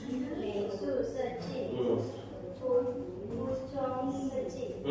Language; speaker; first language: Chinese; non-native, learner; Indonesian